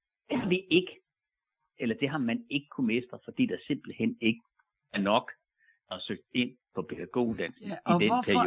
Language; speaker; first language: Danish; native; Danish